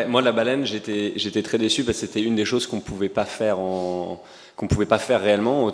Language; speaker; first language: French; native; French